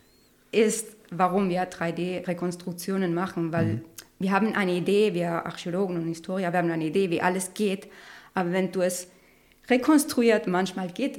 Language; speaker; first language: German; non-native, learner; Spanish